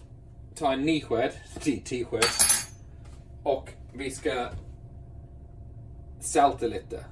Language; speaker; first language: Swedish; non-native, fluent; English